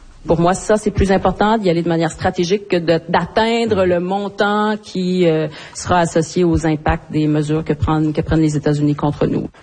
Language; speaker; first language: French; native; French